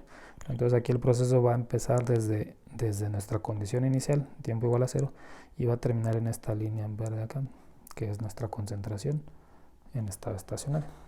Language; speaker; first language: Spanish; native; Spanish